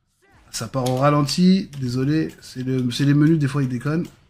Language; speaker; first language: French; native; French